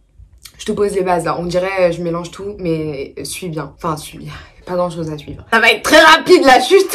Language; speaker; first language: French; native; French